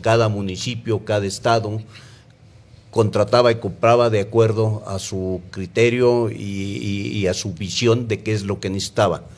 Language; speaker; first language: Spanish; native; Spanish